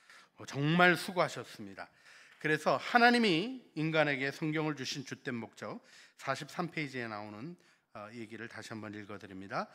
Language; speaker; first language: Korean; native; Korean